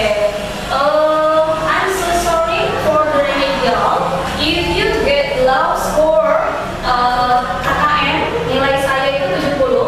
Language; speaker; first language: English; non-native, learner; Indonesian